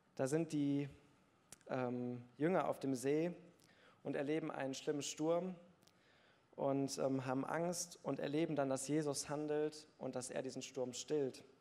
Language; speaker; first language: German; native; German